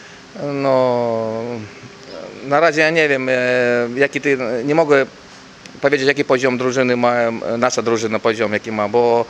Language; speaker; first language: Polish; non-native, learner; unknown